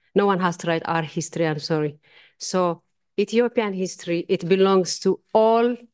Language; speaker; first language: English; non-native, learner; Amharic